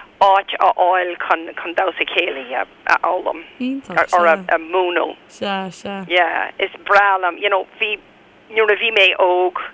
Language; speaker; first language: Irish; non-native, local second language; English